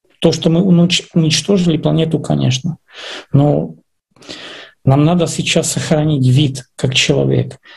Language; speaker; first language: Russian; non-native, fluent; Czech